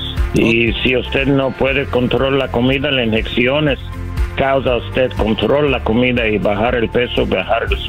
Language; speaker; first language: Spanish; non-native, learner; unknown